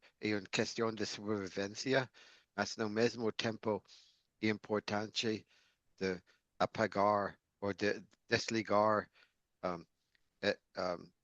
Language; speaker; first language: Portuguese; non-native, learner; English